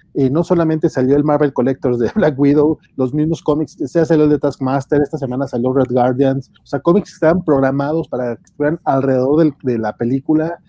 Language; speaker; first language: Spanish; native; Spanish